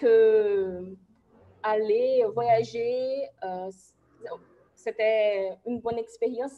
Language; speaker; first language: French; non-native, fluent; Portuguese